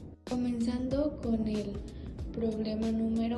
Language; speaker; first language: Spanish; native; Spanish